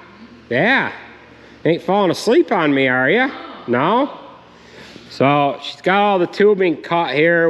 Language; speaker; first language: English; native; English